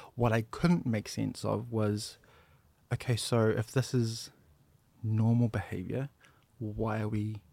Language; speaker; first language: English; native; English